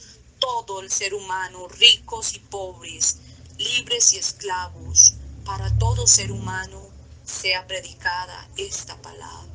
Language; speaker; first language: Spanish; native; Spanish